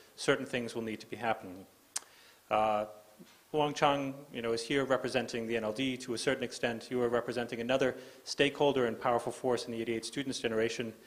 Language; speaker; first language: English; native; English